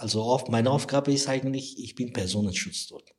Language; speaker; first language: German; non-native, learner; Persian